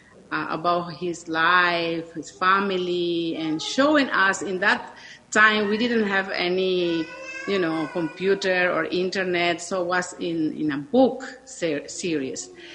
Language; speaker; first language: English; non-native, learner; Spanish